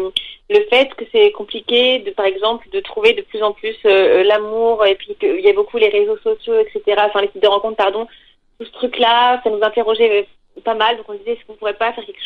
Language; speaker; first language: French; native; French